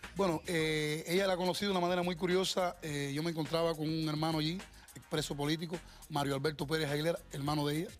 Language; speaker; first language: Spanish; native; Spanish